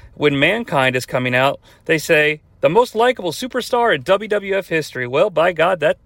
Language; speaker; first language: English; native; English